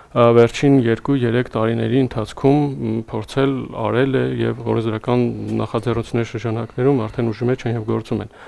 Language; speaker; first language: Armenian; native; Armenian